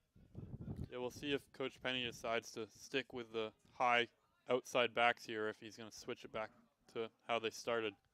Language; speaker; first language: English; native; English